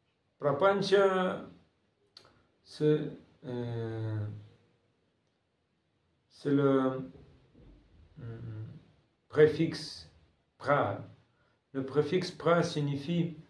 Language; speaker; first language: French; non-native, fluent; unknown